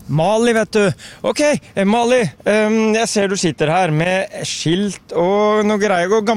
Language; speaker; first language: Norwegian; native; Norwegian